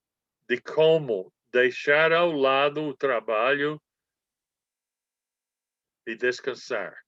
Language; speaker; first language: Portuguese; non-native, fluent; English